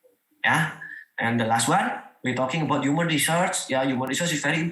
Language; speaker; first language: English; non-native, learner; Indonesian